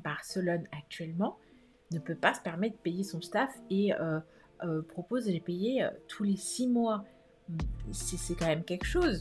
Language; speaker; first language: French; native; French